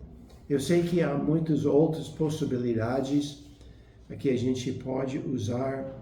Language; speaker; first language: Portuguese; non-native, fluent; English